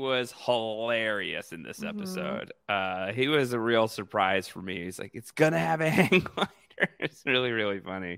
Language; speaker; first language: English; native; English